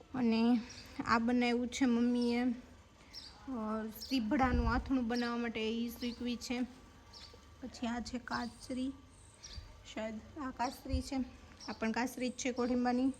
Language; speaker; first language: Gujarati; native; Gujarati